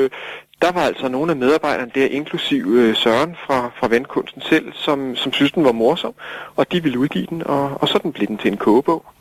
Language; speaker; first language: Danish; native; Danish